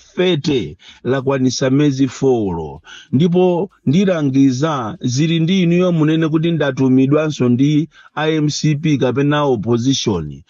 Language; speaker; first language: Nyanja; non-native, local second language; Yao